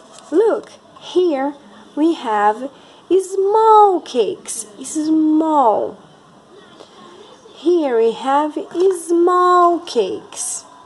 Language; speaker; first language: English; non-native, fluent; Portuguese